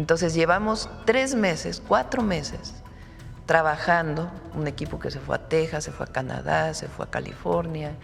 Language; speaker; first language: Spanish; native; Spanish